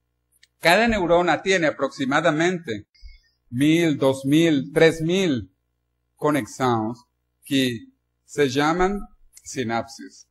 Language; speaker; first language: Spanish; non-native, learner; Portuguese